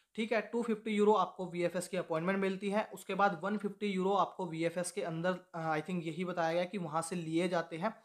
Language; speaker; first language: Hindi; native; Hindi